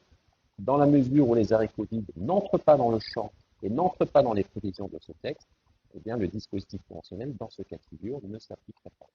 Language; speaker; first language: French; native; French